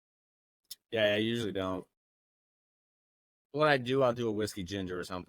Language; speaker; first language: English; native; English